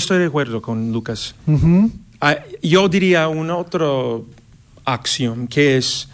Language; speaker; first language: Spanish; non-native, fluent; English